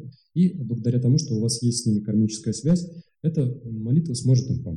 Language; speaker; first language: Russian; native; Russian